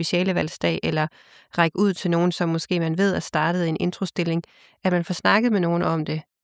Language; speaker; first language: Danish; native; Danish